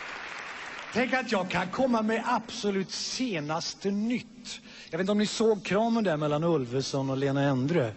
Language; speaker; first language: Swedish; native; Swedish